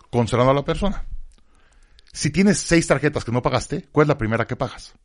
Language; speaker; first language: Spanish; native; Spanish